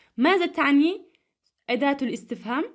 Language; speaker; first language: Arabic; non-native, fluent; Turkish